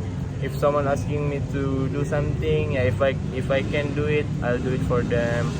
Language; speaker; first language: English; non-native, fluent; Indonesian